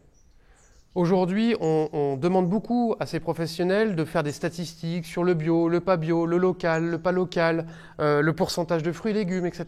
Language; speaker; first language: French; native; French